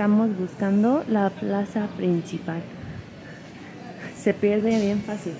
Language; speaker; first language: Spanish; non-native, fluent; English